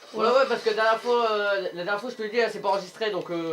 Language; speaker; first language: French; native; French